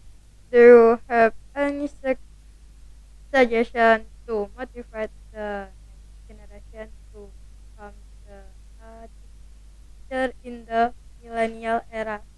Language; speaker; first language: English; non-native, learner; Indonesian